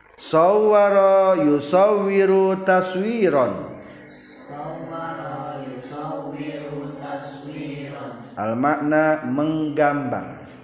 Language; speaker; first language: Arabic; non-native, fluent; Indonesian